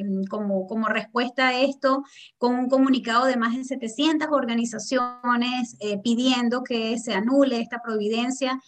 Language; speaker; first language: Spanish; native; Spanish